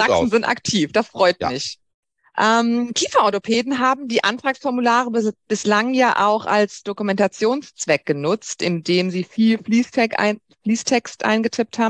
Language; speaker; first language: German; native; German